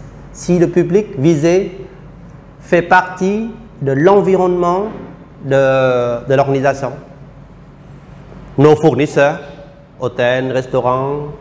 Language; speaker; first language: French; non-native, fluent; Vietnamese